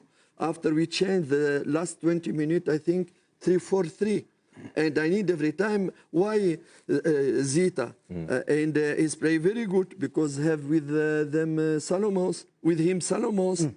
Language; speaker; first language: English; non-native, learner; French